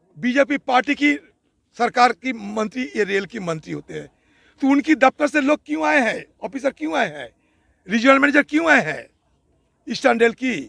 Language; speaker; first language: Hindi; non-native, local second language; Bangla